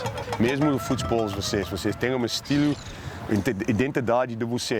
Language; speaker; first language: Portuguese; non-native, learner; English